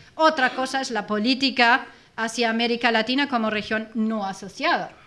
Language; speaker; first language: Spanish; non-native, fluent; German